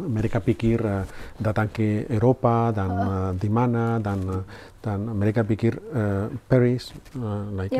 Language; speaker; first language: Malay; non-native, learner; Spanish